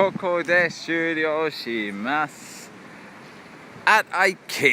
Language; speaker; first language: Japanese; non-native, fluent; English